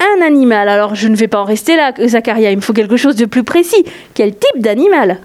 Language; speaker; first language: French; native; French